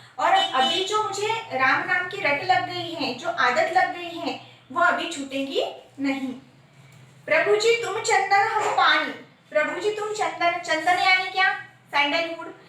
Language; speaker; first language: Hindi; non-native, local second language; Marathi